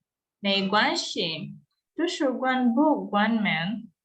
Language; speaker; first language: Chinese; non-native, learner; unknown